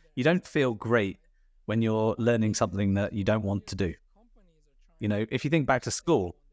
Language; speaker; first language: English; native; English